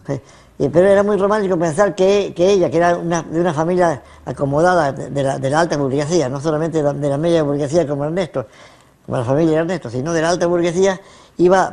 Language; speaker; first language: Spanish; native; Spanish